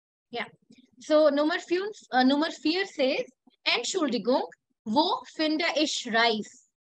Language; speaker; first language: German; non-native, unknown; Hindi